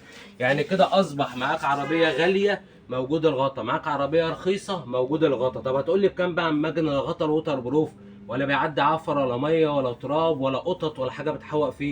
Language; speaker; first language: Arabic; native; Arabic